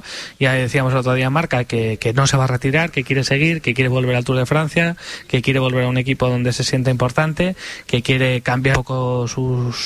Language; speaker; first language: Spanish; native; Spanish